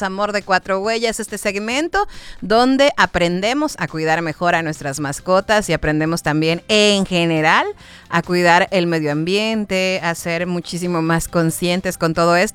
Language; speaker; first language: Spanish; native; Spanish